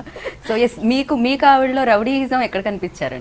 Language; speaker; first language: Telugu; native; Telugu